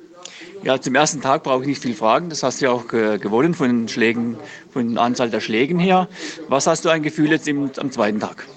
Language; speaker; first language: German; native; German